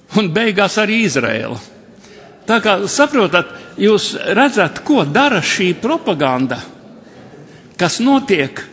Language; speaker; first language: Latvian; native; Latvian